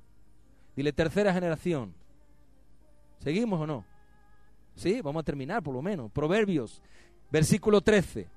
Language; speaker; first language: Spanish; native; Spanish